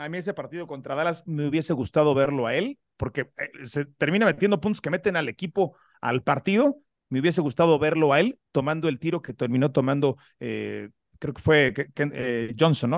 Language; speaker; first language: Spanish; native; Spanish